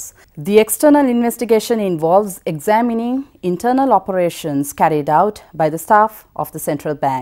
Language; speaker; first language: English; non-native, local second language; Sinhala